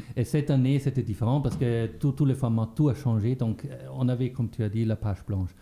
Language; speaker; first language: French; non-native, local second language; Luxembourgish